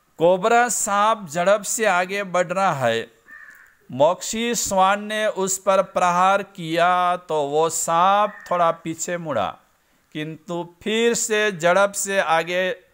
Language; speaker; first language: Hindi; non-native, local second language; Gujarati